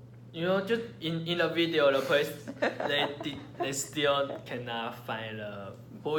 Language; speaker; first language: English; non-native, learner; Chinese